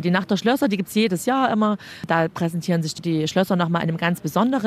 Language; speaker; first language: German; native; German